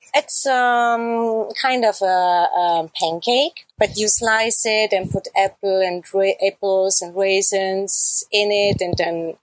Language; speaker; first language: English; non-native, fluent; German